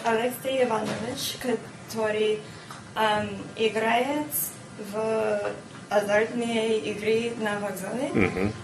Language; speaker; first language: Russian; non-native, learner; English